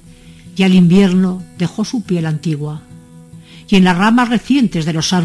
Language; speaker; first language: Spanish; native; Spanish